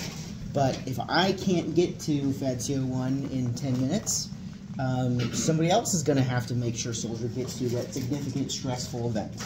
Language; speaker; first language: English; native; English